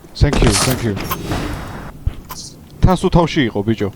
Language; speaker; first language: Georgian; native; Georgian